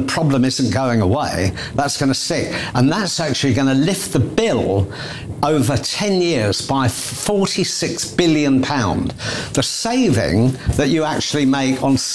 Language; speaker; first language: English; native; English